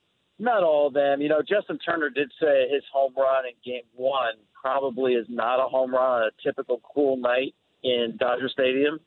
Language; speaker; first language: English; native; English